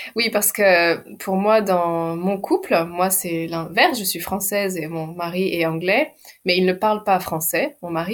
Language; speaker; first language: French; native; French